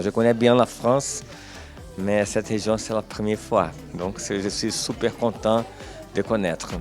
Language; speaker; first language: French; non-native, fluent; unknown